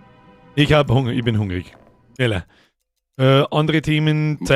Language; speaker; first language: German; native; German